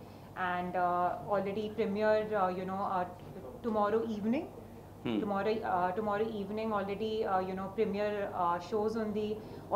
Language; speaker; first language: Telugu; non-native, learner; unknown